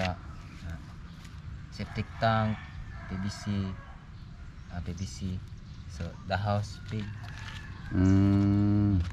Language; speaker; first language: English; non-native, learner; Cebuano